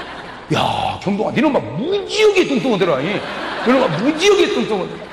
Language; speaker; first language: Korean; native; Korean